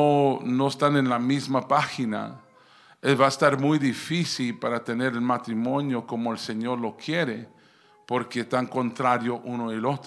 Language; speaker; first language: Spanish; early bilingual, heritage; Spanish